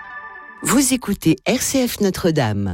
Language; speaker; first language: French; native; French